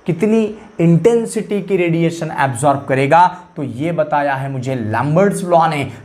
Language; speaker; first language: Hindi; non-native, local second language; Marathi